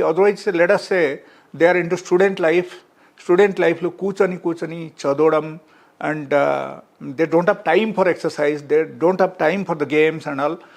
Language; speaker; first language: English; non-native, local second language; Telugu